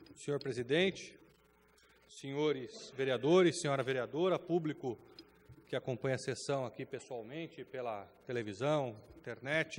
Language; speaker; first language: Portuguese; native; Portuguese